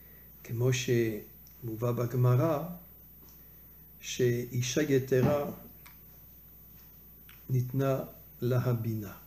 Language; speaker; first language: Hebrew; non-native, fluent; French